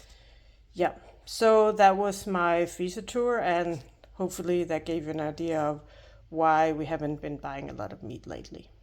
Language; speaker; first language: English; non-native, fluent; Danish